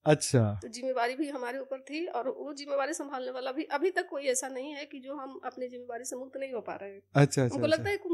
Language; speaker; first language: Hindi; native; Hindi